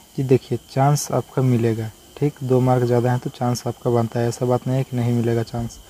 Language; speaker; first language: Hindi; native; Hindi